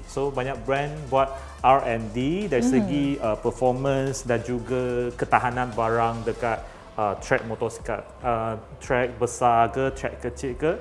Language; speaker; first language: Malay; native; Malay